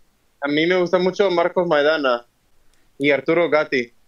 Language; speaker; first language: Spanish; early bilingual, heritage; Spanish